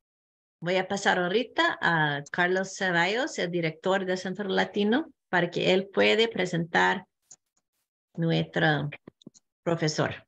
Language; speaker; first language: Spanish; non-native, fluent; English